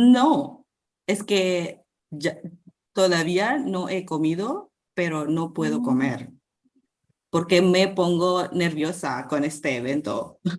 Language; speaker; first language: Spanish; non-native, fluent; Indonesian